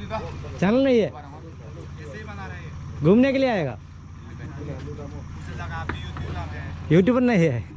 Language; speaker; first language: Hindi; non-native, learner; Malayalam